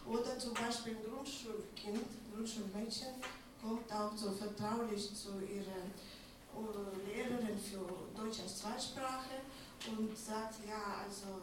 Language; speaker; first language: German; non-native, fluent; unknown